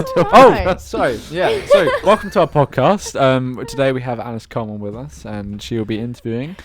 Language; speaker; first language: English; native; English